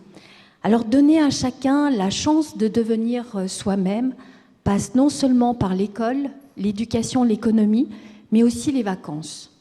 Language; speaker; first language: French; native; French